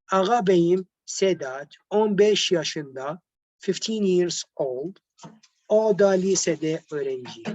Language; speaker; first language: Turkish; non-native, learner; Arabic